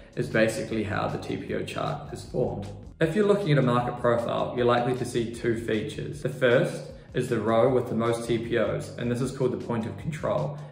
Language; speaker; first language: English; native; English